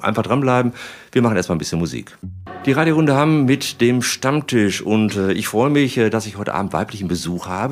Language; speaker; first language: German; native; German